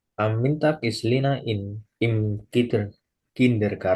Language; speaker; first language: German; non-native, learner; Indonesian